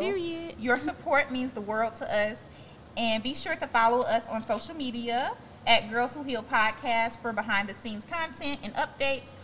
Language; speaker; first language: English; native; English